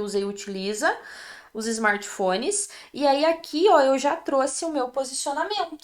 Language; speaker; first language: Portuguese; native; Portuguese